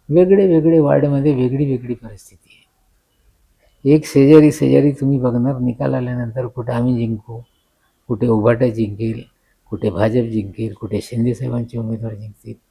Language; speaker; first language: Marathi; non-native, local second language; Urdu